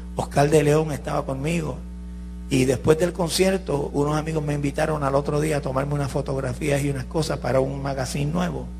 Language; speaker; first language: Spanish; early bilingual, heritage; Spanish